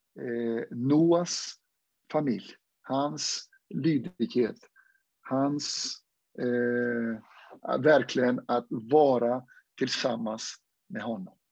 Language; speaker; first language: Swedish; non-native, fluent; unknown